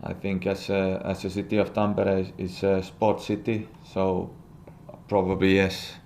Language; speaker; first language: English; non-native, fluent; Finnish